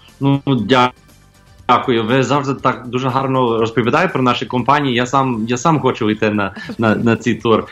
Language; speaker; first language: Ukrainian; early bilingual, heritage; Ukrainian